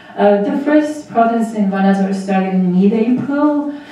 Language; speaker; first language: English; non-native, fluent; Armenian